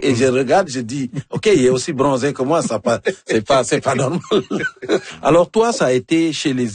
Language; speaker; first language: French; native; French